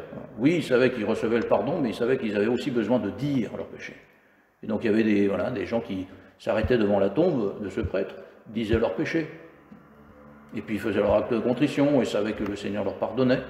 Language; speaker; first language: French; native; French